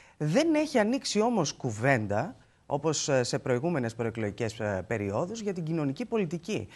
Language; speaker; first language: Greek; native; Greek